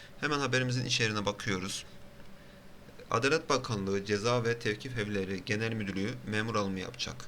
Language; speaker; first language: Turkish; native; Turkish